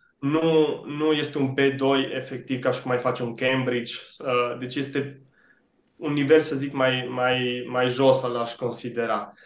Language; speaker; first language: Romanian; early bilingual, heritage; Romanian